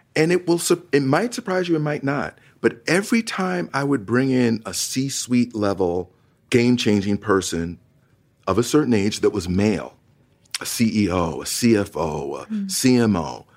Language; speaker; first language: English; native; English